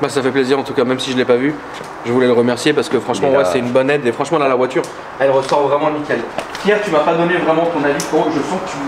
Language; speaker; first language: French; native; French